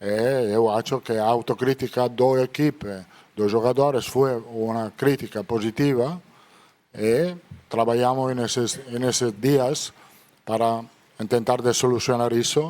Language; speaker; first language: Portuguese; non-native, learner; Italian